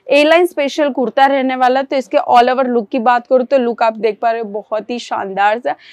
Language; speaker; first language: Hindi; native; Hindi